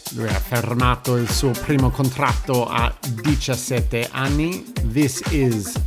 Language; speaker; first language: Italian; non-native, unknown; English